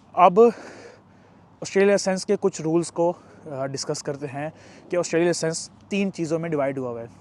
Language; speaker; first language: Urdu; non-native, local second language; Punjabi